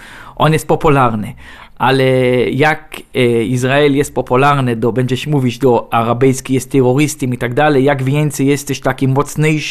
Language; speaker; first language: Polish; non-native, learner; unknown